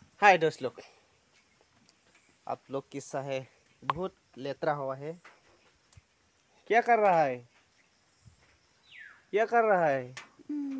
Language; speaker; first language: Hindi; non-native, local second language; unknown